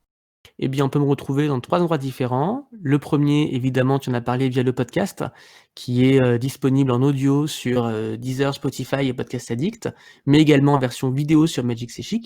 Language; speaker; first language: French; native; French